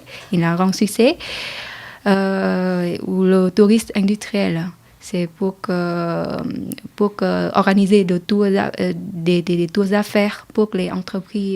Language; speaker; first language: French; non-native, learner; Vietnamese